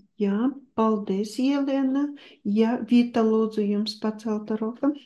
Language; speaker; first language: Latvian; non-native, local second language; Russian